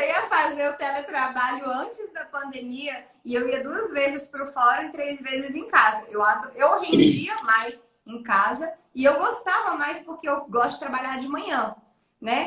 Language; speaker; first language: Portuguese; native; Portuguese